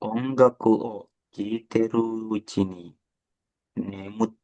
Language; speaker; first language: Japanese; non-native, learner; Indonesian